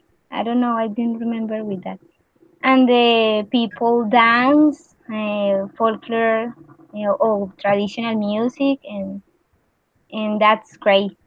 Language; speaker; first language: English; non-native, learner; Spanish